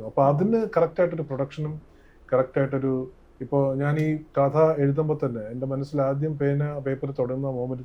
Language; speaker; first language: Malayalam; native; Malayalam